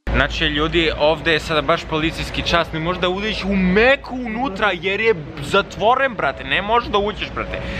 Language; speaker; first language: Serbian; early bilingual, heritage; Serbian